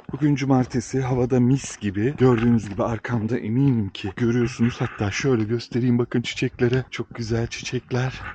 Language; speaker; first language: Turkish; early bilingual, heritage; Turkish